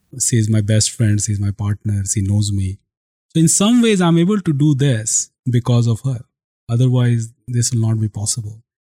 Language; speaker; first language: English; non-native, local second language; Hindi